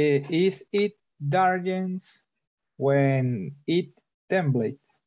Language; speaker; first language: English; non-native, learner; Spanish